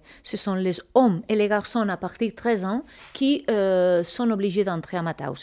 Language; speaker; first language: French; non-native, fluent; Spanish